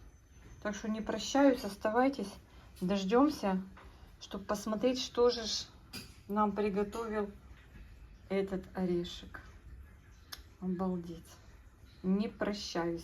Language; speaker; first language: Russian; native; Russian